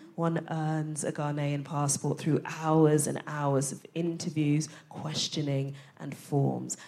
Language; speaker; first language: English; early bilingual, other home language; Akan